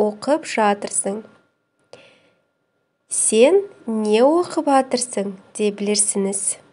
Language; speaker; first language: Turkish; non-native, fluent; Kazakh